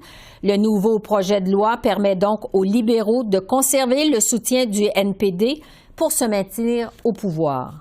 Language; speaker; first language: French; native; French